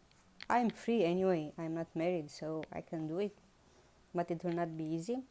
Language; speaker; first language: English; non-native, learner; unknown